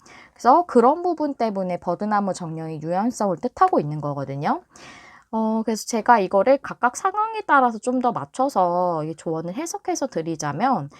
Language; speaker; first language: Korean; native; Korean